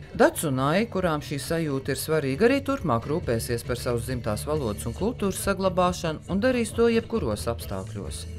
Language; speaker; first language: Latvian; native; Latvian